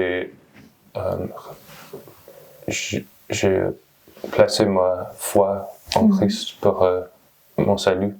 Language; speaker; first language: French; non-native, learner; English